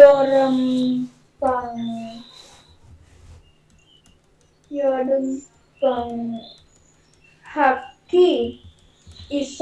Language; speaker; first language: Korean; non-native, learner; Indonesian